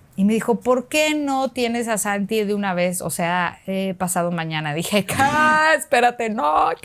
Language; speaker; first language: Spanish; early bilingual, other home language; Russian